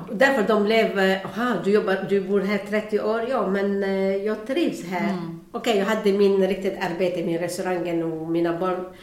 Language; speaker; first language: Swedish; non-native, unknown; Arabic